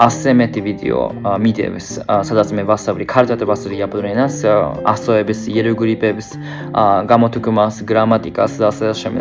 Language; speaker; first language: Georgian; non-native, fluent; Japanese